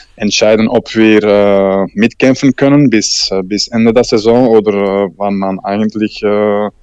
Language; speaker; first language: German; non-native, learner; Dutch